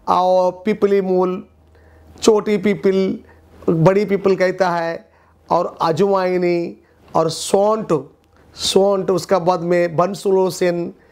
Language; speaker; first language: Hindi; non-native, local second language; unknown